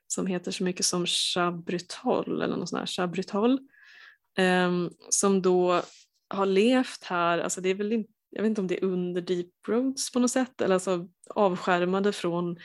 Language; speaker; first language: Swedish; native; Swedish